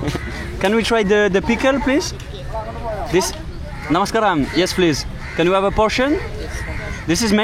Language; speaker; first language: English; non-native, learner; French